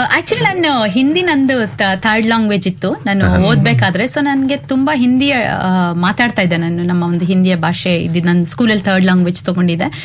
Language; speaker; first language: Kannada; native; Kannada